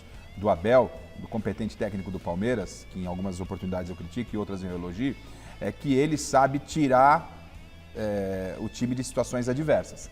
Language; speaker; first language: Portuguese; native; Portuguese